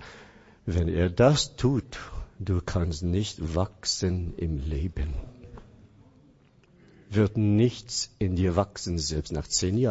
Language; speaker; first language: German; non-native, fluent; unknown